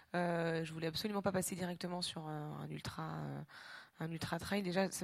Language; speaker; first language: French; native; French